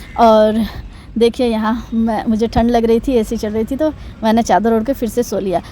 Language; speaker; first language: Hindi; non-native, local second language; Bangla